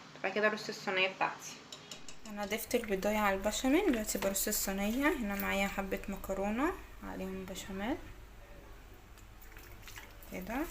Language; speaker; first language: Arabic; native; Arabic